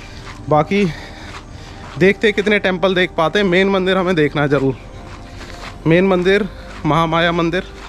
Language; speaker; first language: Hindi; native; Hindi